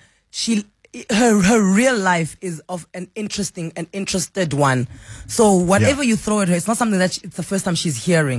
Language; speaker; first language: English; non-native, local second language; Xhosa